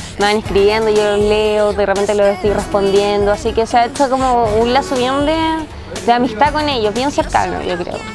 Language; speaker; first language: Spanish; native; Spanish